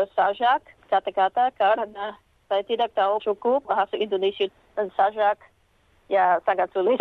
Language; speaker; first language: Indonesian; non-native, learner; English